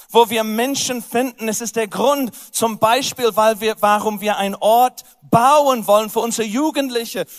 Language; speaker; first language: German; non-native, fluent; English